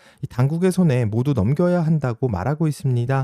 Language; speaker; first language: Korean; native; Korean